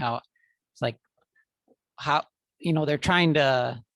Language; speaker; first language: English; native; English